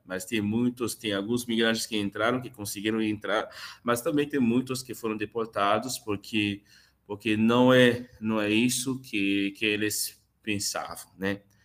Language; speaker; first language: Portuguese; non-native, fluent; Haitian Creole